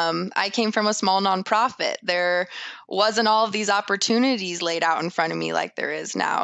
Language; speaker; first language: English; native; English